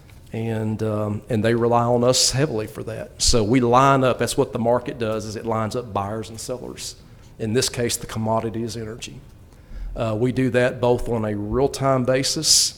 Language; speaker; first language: English; native; English